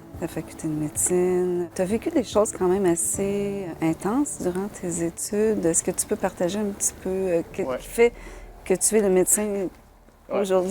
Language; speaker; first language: French; native; French